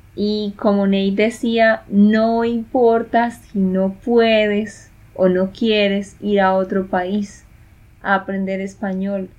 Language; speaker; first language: Spanish; native; Spanish